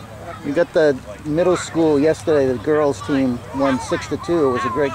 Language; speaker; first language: English; native; English